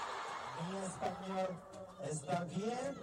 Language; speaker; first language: Spanish; non-native, learner; Korean